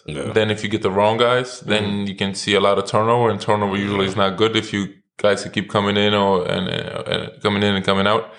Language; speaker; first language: English; non-native, fluent; Lithuanian